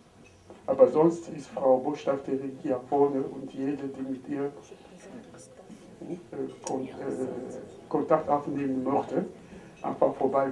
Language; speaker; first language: German; non-native, fluent; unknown